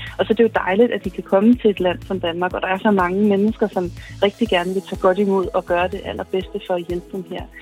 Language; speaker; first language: Danish; native; Danish